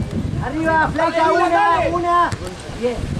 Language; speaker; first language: Spanish; native; Spanish